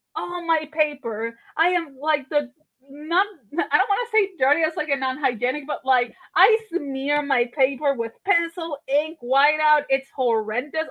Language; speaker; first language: English; non-native, fluent; Spanish